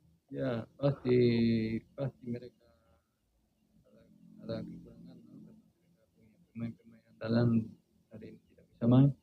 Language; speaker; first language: Indonesian; non-native, fluent; Spanish